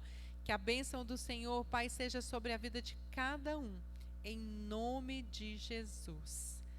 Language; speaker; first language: Portuguese; native; Portuguese